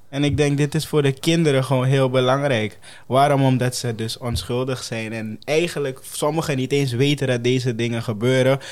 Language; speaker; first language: Dutch; non-native, fluent; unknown